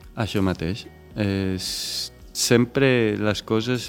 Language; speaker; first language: Catalan; non-native, local second language; Spanish